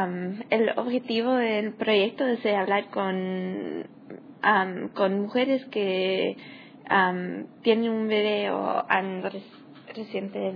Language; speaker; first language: Spanish; non-native, learner; English